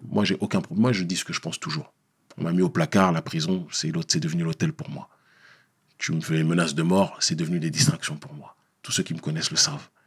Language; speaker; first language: French; native; French